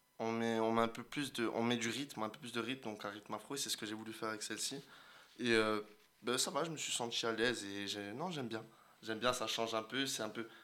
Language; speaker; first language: French; native; French